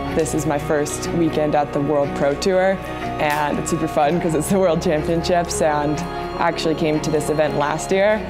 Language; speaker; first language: English; native; English